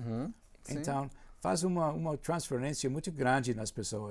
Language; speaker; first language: Portuguese; non-native, fluent; English